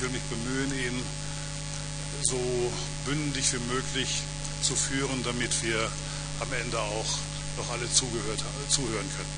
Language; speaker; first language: German; native; German